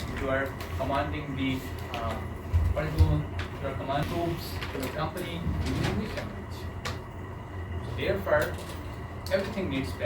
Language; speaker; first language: English; non-native, fluent; Urdu